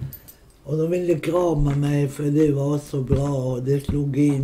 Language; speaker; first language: Swedish; non-native, local second language; Romany